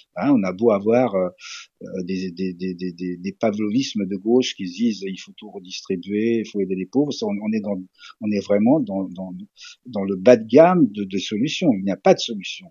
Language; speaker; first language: French; early bilingual, other home language; Serbian